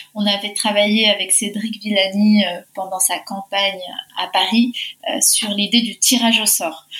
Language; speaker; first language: French; early bilingual, heritage; Spanish